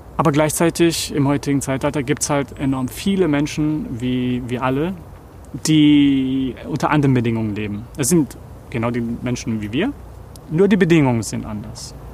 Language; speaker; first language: German; early bilingual, other home language; Serbian